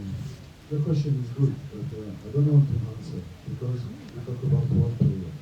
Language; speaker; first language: English; non-native, learner; French